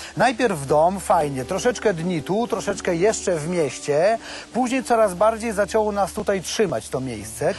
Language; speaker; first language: Polish; native; Polish